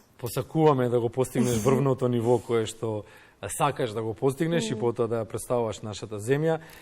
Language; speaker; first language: Macedonian; native; Macedonian